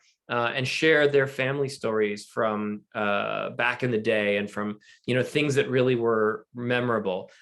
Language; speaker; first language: English; native; English